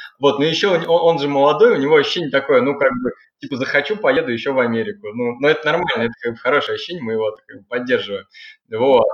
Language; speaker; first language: Russian; native; Russian